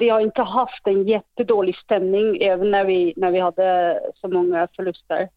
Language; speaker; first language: Swedish; non-native, fluent; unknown